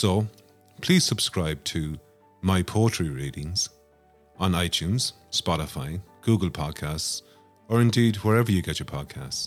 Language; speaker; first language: English; native; English